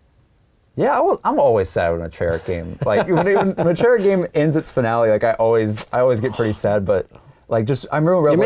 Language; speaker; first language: English; native; English